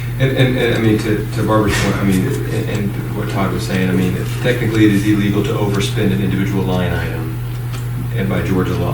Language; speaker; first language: English; native; English